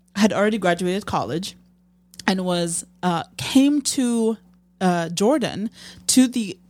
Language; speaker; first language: English; non-native, fluent; Arabic